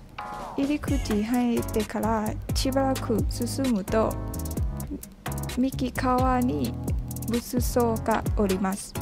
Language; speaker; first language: Japanese; non-native, learner; Thai